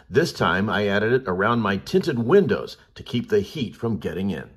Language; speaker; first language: English; native; English